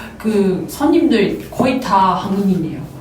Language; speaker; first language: Korean; non-native, fluent; Japanese